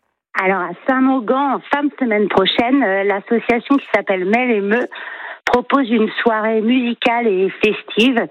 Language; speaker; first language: French; native; French